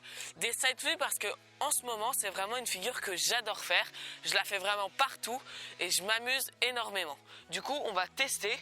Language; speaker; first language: French; native; French